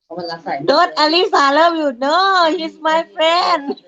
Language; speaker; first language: English; non-native, learner; Thai